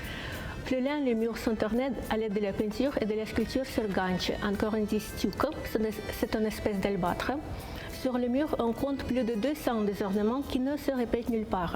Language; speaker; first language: French; non-native, fluent; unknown